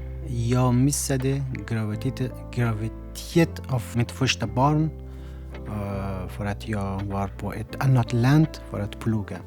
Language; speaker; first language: Swedish; non-native, learner; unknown